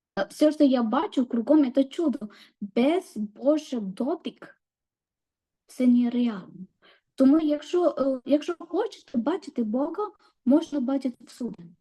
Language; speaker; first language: Ukrainian; non-native, learner; Malayalam